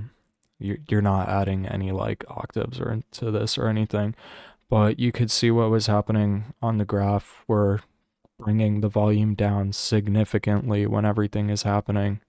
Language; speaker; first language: English; native; English